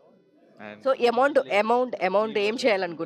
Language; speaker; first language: Telugu; native; Telugu